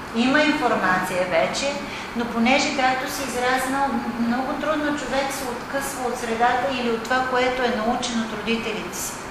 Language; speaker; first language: Bulgarian; native; Bulgarian